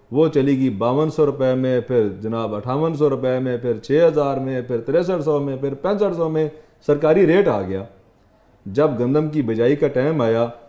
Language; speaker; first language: Urdu; non-native, local second language; Punjabi